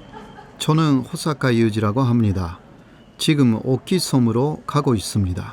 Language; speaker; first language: Korean; non-native, fluent; Japanese